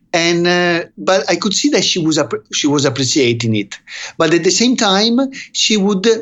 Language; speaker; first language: English; non-native, fluent; Italian